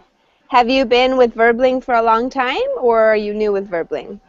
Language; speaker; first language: English; native; English